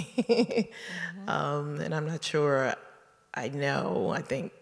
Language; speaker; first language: English; native; English